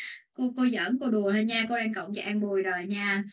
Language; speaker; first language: Vietnamese; native; Vietnamese